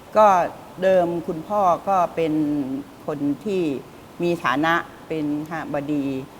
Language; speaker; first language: Thai; native; Thai